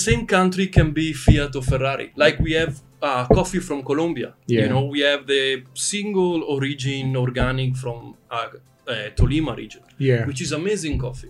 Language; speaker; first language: English; non-native, fluent; Italian